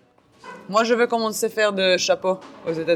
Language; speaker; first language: French; non-native, learner; Hebrew